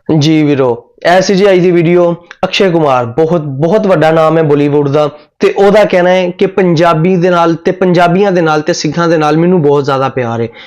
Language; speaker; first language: Punjabi; native; Punjabi